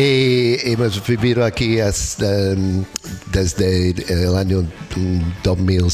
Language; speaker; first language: Spanish; non-native, learner; English